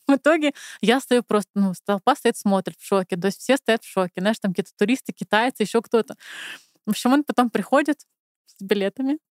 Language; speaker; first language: Russian; native; Russian